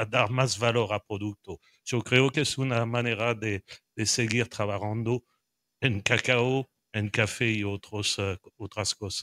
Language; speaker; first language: Spanish; non-native, learner; French